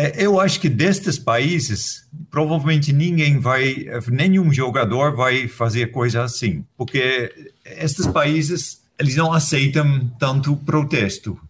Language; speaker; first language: Portuguese; non-native, fluent; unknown